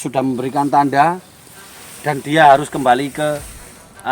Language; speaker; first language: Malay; non-native, local second language; Javanese